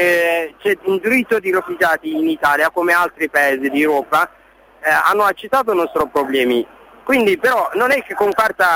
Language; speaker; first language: Italian; non-native, learner; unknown